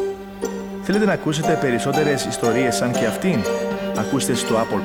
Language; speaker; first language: Greek; native; Greek